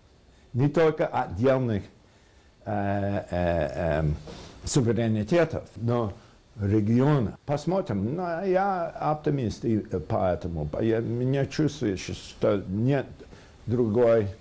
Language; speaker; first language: Russian; non-native, fluent; English